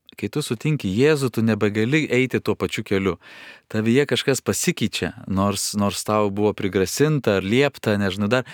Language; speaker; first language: Lithuanian; native; Lithuanian